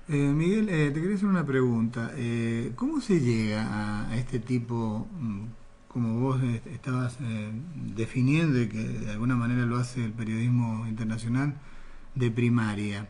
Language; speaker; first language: Spanish; native; Spanish